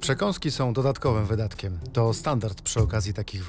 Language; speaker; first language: Polish; native; Polish